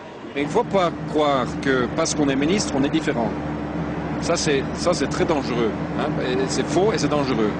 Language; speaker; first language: French; non-native, fluent; Norwegian